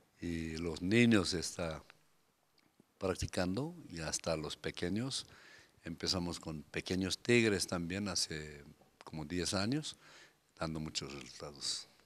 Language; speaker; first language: Spanish; non-native, fluent; Korean